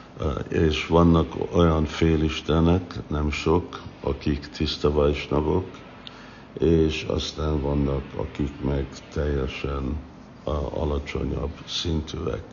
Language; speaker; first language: Hungarian; non-native, fluent; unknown